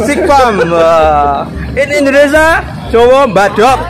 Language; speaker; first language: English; non-native, learner; Javanese